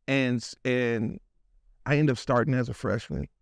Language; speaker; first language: English; native; English